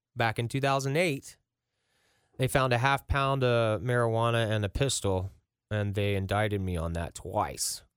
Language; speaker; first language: English; native; English